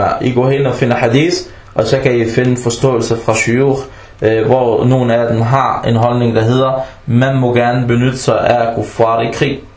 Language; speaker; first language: Danish; early bilingual, other home language; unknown